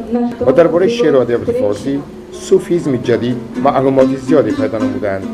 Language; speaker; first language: Persian; native; Persian